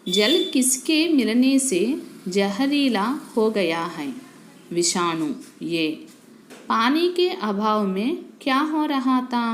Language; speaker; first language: Hindi; non-native, local second language; Telugu